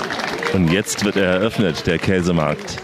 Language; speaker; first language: German; native; German